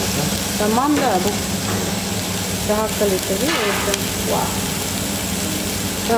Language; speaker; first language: Turkish; non-native, learner; Russian